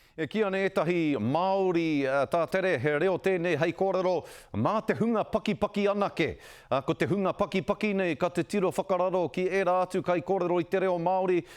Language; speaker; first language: Māori; non-native, local second language; English